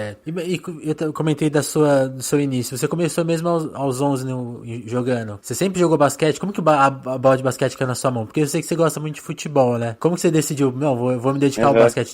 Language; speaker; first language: Portuguese; native; Portuguese